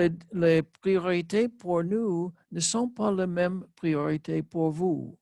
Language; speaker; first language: French; non-native, learner; English